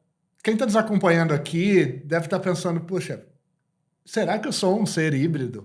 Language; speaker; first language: Portuguese; native; Portuguese